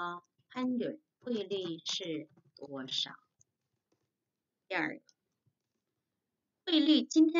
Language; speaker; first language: Chinese; non-native, fluent; Korean